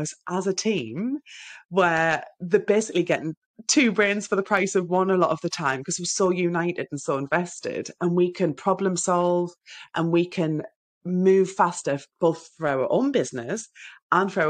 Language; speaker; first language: English; native; English